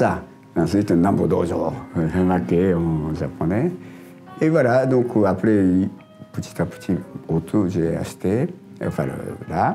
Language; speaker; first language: French; non-native, learner; Japanese